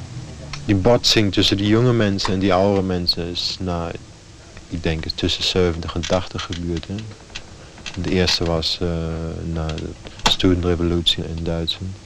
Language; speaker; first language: Dutch; non-native, fluent; German